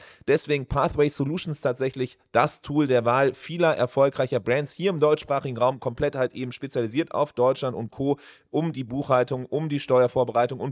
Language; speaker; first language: German; native; German